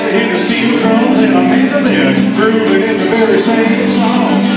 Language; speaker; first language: English; native; English